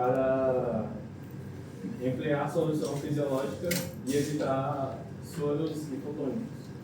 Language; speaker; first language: Portuguese; non-native, learner; Spanish